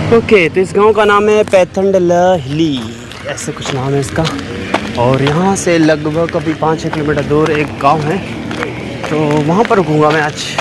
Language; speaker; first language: Hindi; native; Hindi